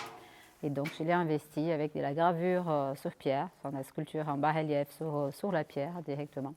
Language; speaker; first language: French; non-native, fluent; Portuguese